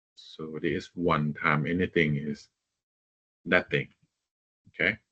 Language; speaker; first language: English; non-native, fluent; Thai